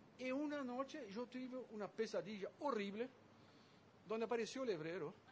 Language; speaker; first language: Spanish; non-native, fluent; Dutch